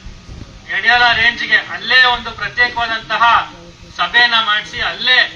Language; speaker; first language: Kannada; native; Kannada